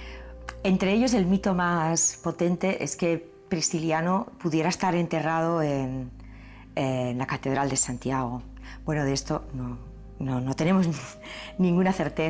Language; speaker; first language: Spanish; native; Spanish